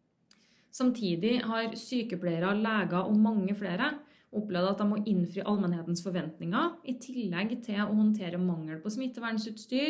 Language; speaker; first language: Norwegian; native; Norwegian